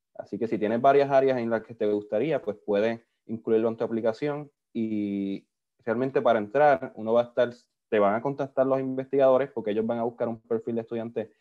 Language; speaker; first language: Spanish; native; Spanish